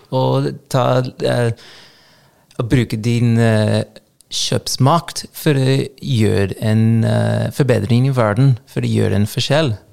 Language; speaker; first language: Norwegian; non-native, fluent; English